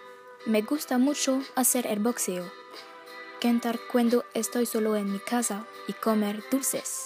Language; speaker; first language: Spanish; non-native, learner; French